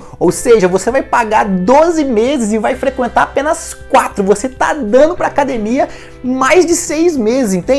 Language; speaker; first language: Portuguese; native; Portuguese